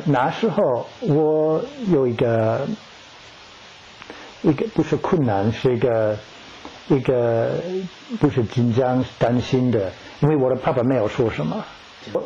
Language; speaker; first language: Chinese; non-native, learner; English